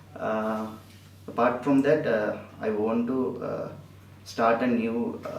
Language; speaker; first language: English; non-native, local second language; Sinhala